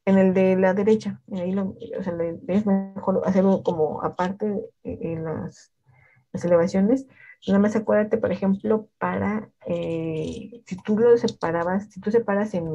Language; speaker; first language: Spanish; native; Spanish